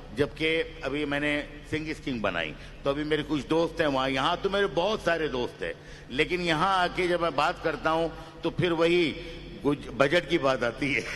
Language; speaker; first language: Hindi; native; Hindi